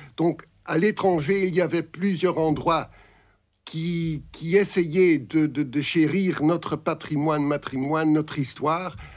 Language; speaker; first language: French; non-native, local second language; Dutch